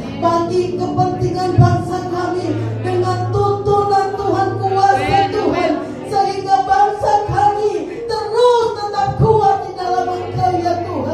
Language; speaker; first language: Indonesian; native; Indonesian